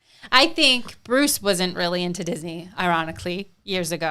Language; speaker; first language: English; native; English